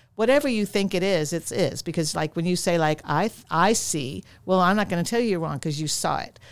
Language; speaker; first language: English; native; English